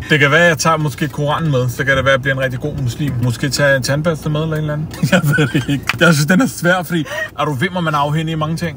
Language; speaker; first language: Danish; early bilingual, other home language; Kurdish